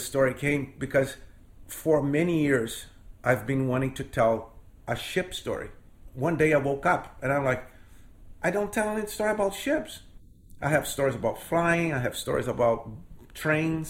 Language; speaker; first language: English; non-native, fluent; Portuguese